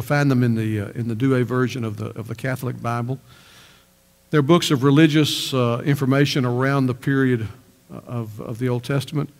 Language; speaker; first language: English; native; English